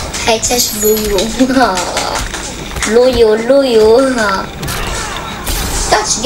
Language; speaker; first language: Polish; early bilingual, heritage; Polish